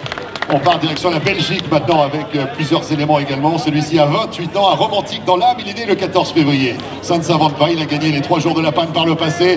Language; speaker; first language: French; native; French